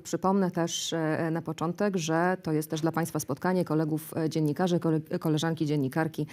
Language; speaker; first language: Polish; native; Polish